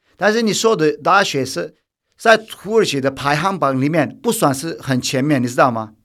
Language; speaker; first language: Chinese; non-native, fluent; Turkish